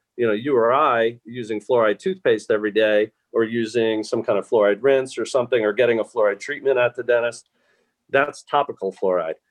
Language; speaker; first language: English; native; English